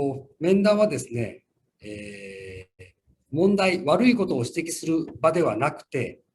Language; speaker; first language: Japanese; native; Japanese